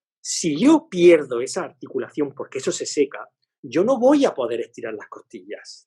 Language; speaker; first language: Spanish; native; Spanish